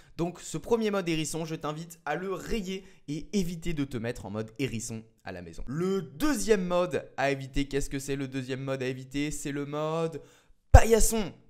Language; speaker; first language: French; native; French